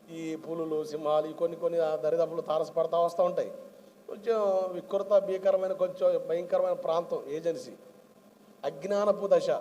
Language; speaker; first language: Telugu; non-native, local second language; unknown